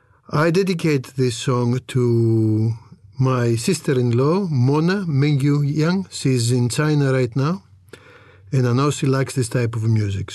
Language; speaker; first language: English; non-native, fluent; Greek